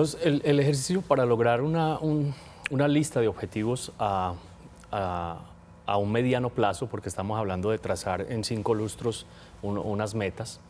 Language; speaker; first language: Spanish; native; Spanish